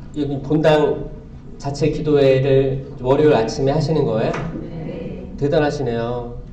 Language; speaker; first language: Korean; native; Korean